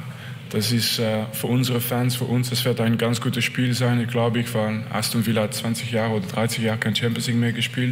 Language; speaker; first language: German; non-native, fluent; French